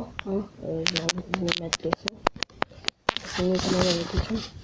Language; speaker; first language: French; native; French